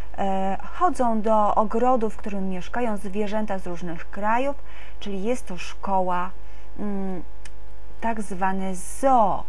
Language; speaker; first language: Polish; native; Polish